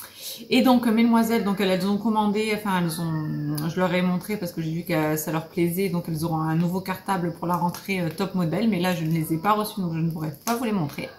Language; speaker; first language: French; native; French